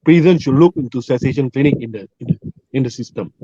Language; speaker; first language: English; non-native, local second language; Malay